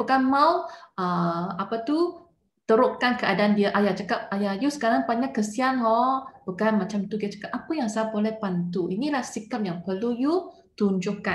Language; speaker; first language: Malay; non-native, local second language; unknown